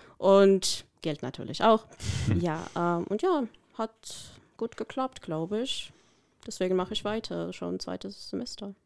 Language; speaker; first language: German; non-native, fluent; Korean